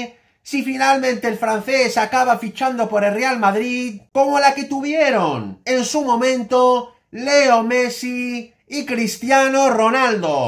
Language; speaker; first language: Spanish; native; Spanish